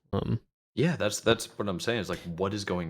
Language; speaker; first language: English; native; English